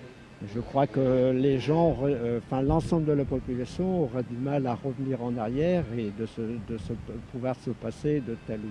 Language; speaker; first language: French; native; French